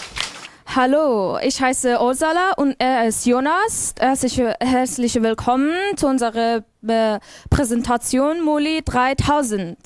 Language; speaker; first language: German; non-native, learner; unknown